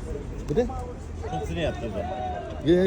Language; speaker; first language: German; non-native, learner; Punjabi